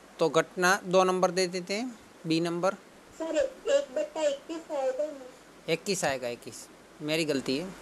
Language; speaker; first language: Hindi; non-native, local second language; Gujarati